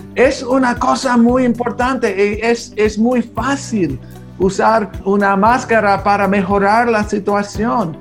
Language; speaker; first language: Spanish; early bilingual, heritage; Spanish